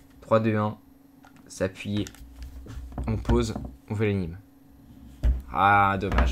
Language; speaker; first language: French; native; French